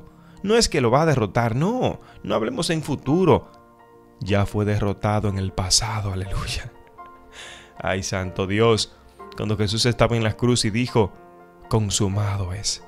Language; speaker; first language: Spanish; native; Spanish